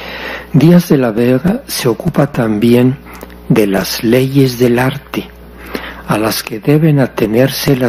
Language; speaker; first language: Spanish; native; Spanish